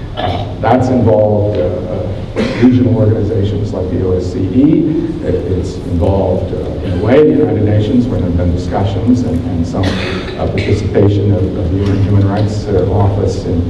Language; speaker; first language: English; native; English